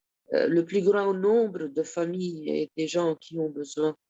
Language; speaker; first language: French; non-native, local second language; Arabic